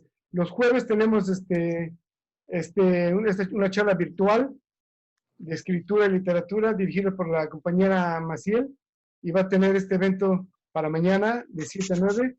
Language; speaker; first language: Spanish; native; Spanish